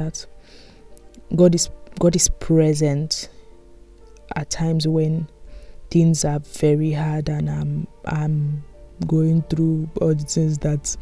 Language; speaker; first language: English; non-native, local second language; Yoruba